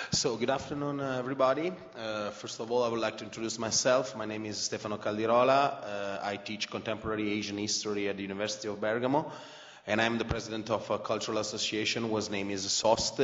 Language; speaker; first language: English; non-native, fluent; Italian